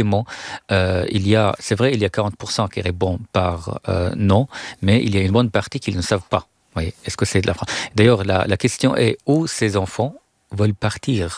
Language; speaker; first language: French; non-native, fluent; Arabic